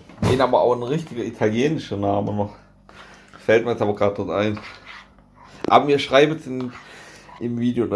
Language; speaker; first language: German; native; German